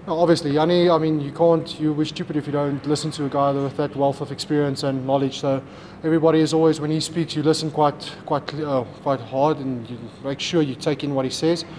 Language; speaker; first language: English; non-native, local second language; Afrikaans